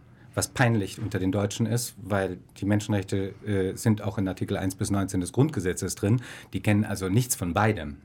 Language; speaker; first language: German; native; German